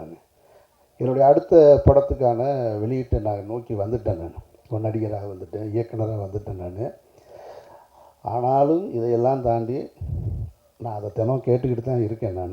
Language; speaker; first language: Tamil; native; Tamil